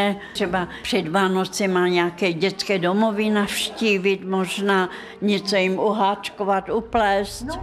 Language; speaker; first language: Czech; non-native, fluent; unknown